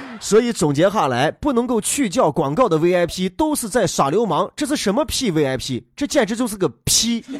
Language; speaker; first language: Chinese; native; Chinese